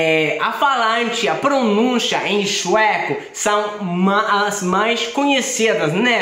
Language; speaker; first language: Portuguese; non-native, fluent; Swedish